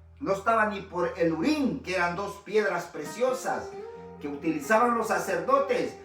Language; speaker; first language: Spanish; native; Spanish